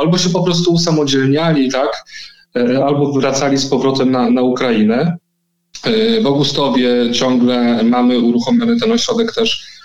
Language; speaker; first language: Polish; native; Polish